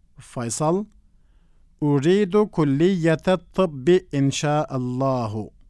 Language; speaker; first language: Arabic; non-native, fluent; Turkish